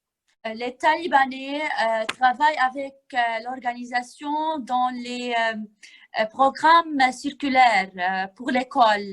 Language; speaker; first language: French; non-native, fluent; Arabic